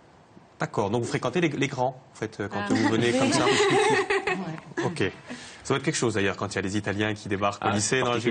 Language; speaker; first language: French; native; French